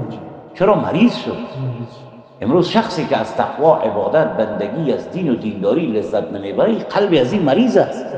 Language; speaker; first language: Persian; native; Persian